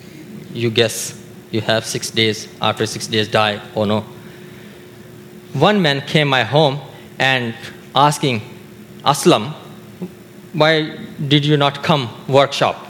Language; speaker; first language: English; non-native, learner; Urdu